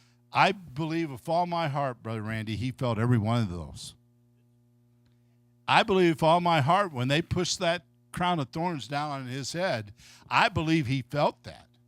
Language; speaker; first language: English; native; English